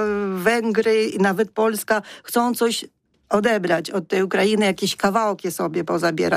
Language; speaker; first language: Polish; non-native, fluent; Ukrainian